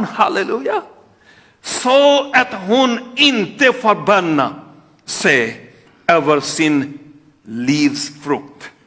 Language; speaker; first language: Swedish; non-native, fluent; Urdu